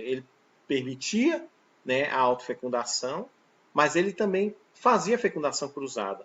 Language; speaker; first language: Portuguese; native; Portuguese